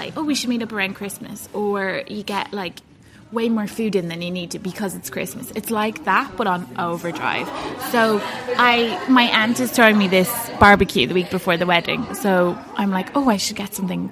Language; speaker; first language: English; native; English